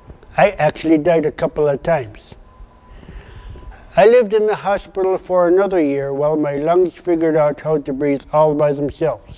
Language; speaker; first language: English; non-native, fluent; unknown